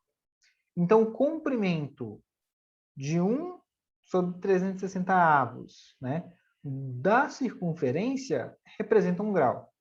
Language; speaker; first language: Portuguese; native; Portuguese